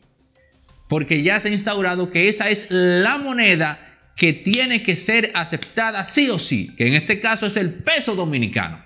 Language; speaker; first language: Spanish; native; Spanish